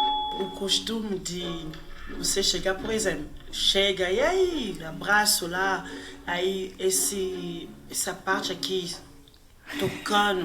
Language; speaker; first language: Portuguese; non-native, fluent; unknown